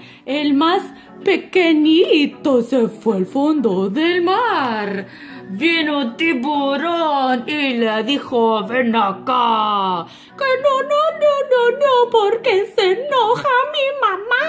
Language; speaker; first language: Spanish; non-native, fluent; English